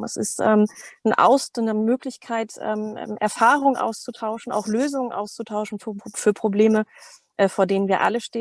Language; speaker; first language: German; native; German